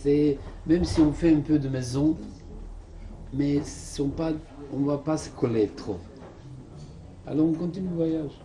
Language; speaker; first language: French; non-native, fluent; Serbian